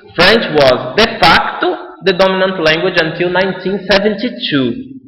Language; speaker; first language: English; non-native, fluent; Portuguese